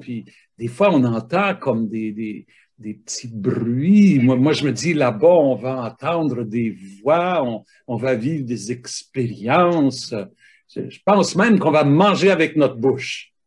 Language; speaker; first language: French; native; French